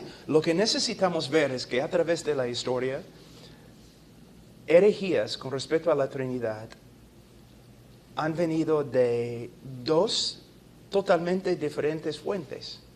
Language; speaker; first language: Spanish; non-native, fluent; English